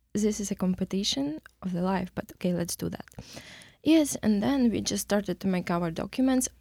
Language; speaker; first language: English; non-native, learner; Ukrainian